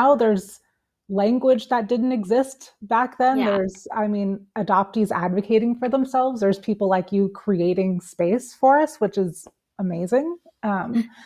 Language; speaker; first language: English; native; English